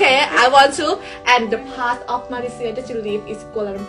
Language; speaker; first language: English; non-native, learner; Thai